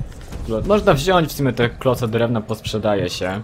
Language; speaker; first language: Polish; native; Polish